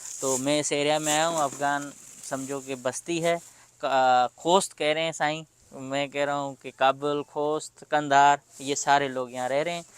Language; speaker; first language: Urdu; non-native, local second language; Sindhi